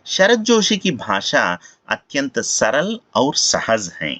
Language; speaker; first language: Hindi; non-native, local second language; Telugu